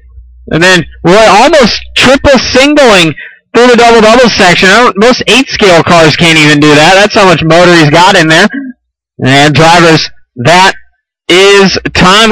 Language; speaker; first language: English; native; English